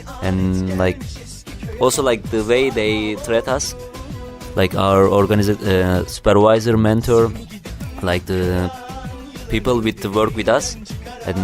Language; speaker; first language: English; non-native, learner; Turkish